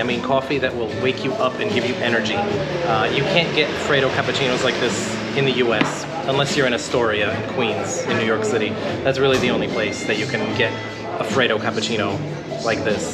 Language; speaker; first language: English; early bilingual, other home language; Greek